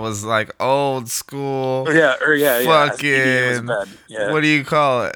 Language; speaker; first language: English; native; English